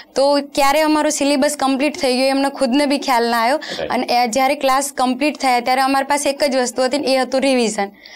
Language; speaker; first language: Gujarati; non-native, local second language; Rajasthani